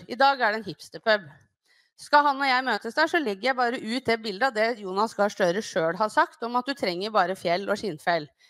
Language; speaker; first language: Norwegian; native; Norwegian